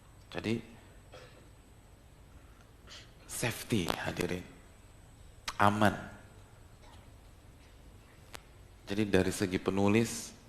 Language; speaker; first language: Indonesian; native; Indonesian